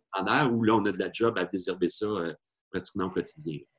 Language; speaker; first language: French; native; French